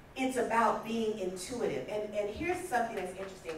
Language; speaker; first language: English; native; English